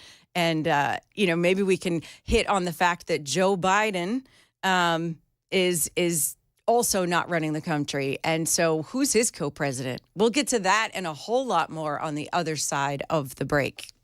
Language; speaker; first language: English; native; English